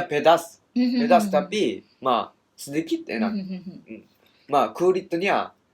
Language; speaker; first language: Indonesian; non-native, learner; Japanese